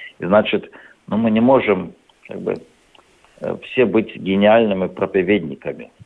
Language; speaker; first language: Russian; non-native, local second language; Latvian